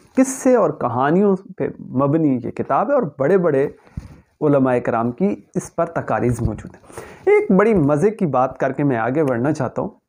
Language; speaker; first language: Urdu; native; Urdu